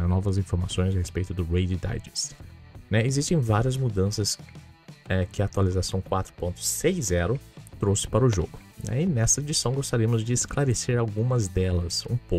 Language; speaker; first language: Portuguese; native; Portuguese